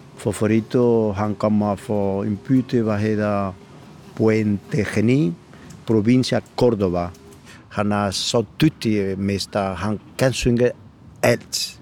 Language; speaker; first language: Danish; non-native, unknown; Spanish